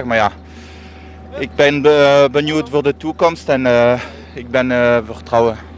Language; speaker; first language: Dutch; non-native, local second language; French